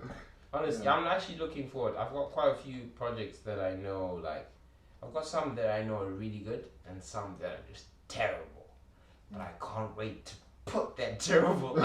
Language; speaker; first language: English; early bilingual, other home language; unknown